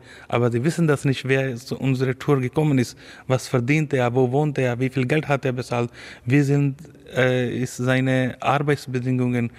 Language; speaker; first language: German; non-native, learner; Urdu